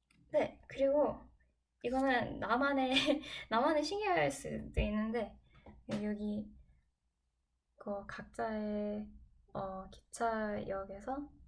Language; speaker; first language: Korean; non-native, learner; English